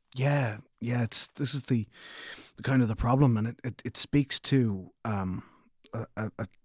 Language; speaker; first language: English; native; English